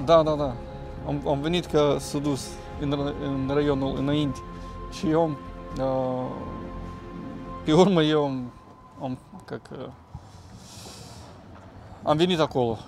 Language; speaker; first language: Romanian; early bilingual, heritage; Romanian